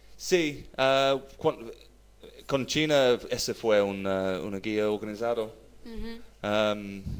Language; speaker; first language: Spanish; non-native, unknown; English